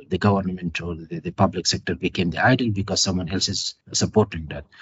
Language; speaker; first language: English; non-native, fluent; Persian